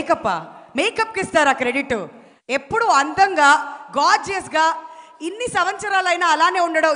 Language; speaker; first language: Telugu; native; Telugu